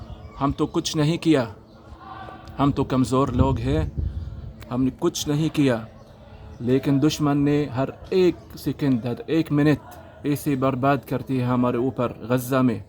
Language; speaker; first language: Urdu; non-native, learner; Arabic